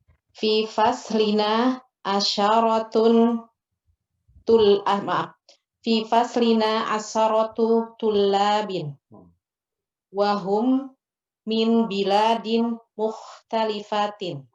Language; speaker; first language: Arabic; non-native, learner; Indonesian